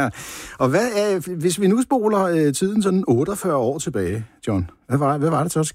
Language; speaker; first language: Danish; native; Danish